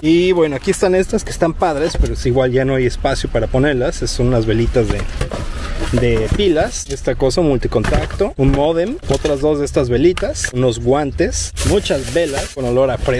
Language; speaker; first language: Spanish; native; Spanish